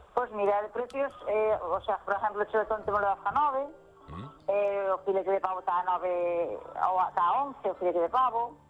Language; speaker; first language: Galician; native; Galician